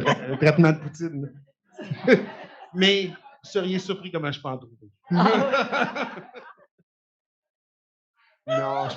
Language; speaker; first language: French; native; French